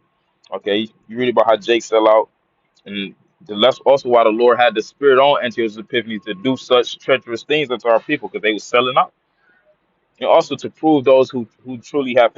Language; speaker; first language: English; native; English